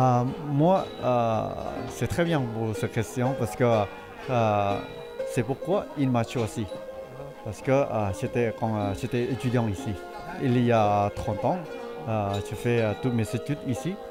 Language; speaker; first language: French; non-native, fluent; Thai